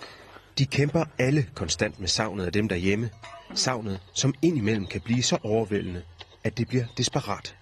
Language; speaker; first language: Danish; native; Danish